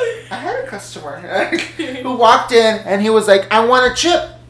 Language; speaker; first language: English; early bilingual, other home language; Spanish